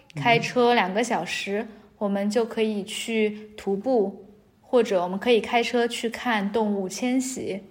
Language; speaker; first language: Chinese; native; Chinese